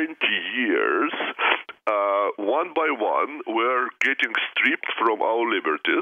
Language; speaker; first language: English; non-native, fluent; Russian